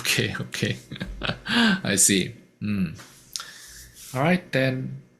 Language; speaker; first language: English; non-native, fluent; Korean